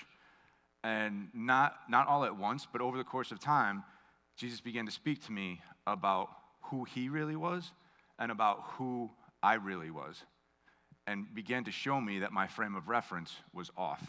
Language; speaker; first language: English; native; English